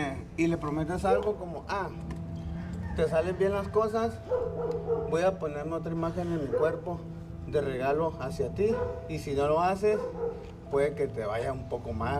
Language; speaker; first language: Spanish; native; Spanish